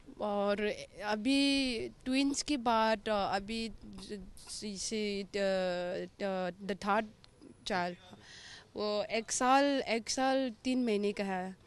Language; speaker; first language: Hindi; non-native, local second language; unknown